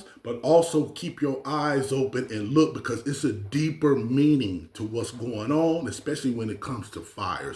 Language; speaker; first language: English; native; English